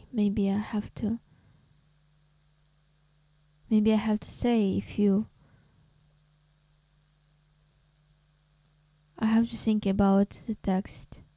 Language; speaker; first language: English; non-native, learner; Crimean Tatar